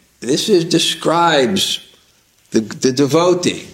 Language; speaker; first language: English; native; English